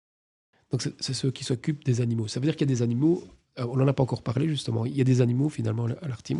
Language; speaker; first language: French; native; French